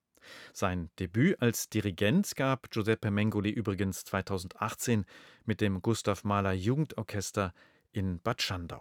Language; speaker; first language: German; native; German